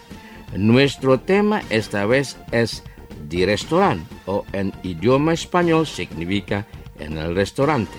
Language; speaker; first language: Spanish; non-native, fluent; Indonesian